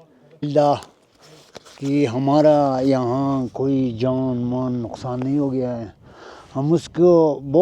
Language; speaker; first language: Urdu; non-native, local second language; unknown